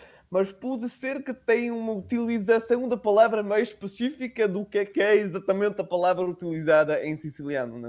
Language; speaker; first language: Portuguese; non-native, fluent; Italian